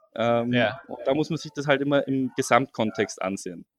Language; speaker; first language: German; native; German